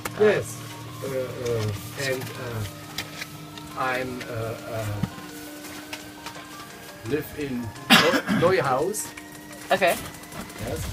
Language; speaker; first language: English; non-native, learner; German